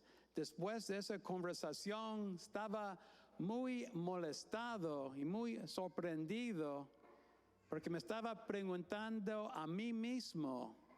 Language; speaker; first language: Spanish; non-native, fluent; English